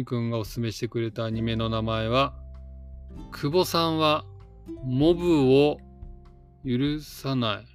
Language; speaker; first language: Japanese; native; Japanese